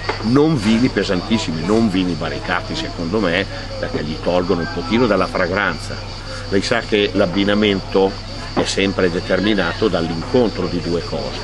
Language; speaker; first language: Italian; native; Italian